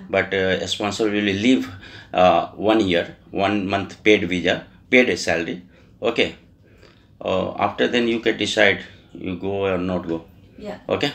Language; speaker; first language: English; non-native, learner; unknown